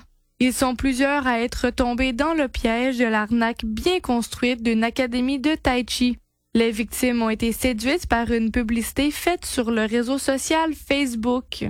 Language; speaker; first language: French; native; French